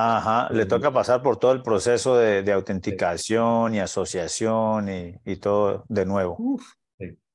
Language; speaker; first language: Spanish; native; Spanish